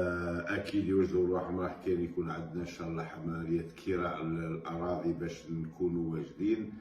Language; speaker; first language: Arabic; native; Arabic